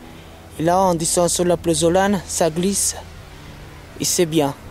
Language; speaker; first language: French; non-native, fluent; Kabuverdianu